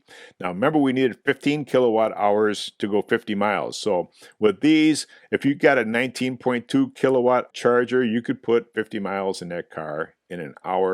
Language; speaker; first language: English; native; English